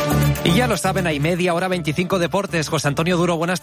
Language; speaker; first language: Spanish; native; Spanish